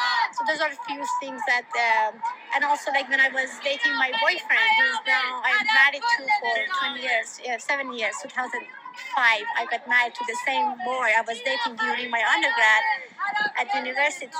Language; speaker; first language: English; non-native, fluent; Persian